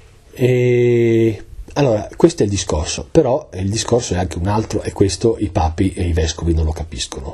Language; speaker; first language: Italian; native; Italian